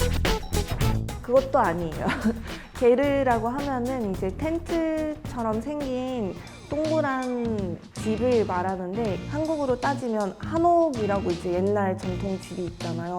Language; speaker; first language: Korean; non-native, fluent; Mongolian